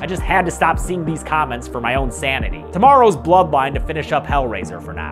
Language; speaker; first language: English; native; English